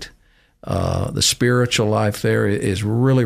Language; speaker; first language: English; native; English